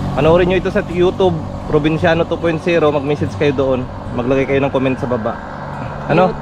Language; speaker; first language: Filipino; non-native, local second language; Cebuano